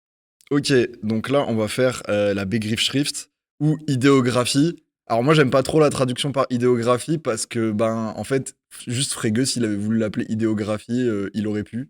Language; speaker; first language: French; native; French